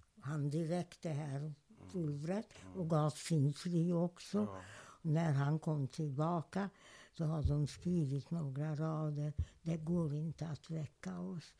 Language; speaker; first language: Swedish; non-native, fluent; Hungarian